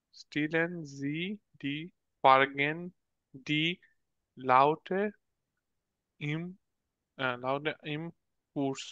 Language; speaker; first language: German; non-native, learner; Bangla